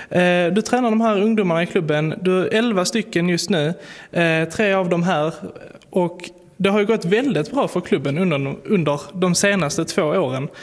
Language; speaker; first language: Swedish; native; Swedish